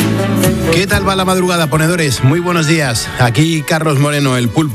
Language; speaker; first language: Spanish; native; Spanish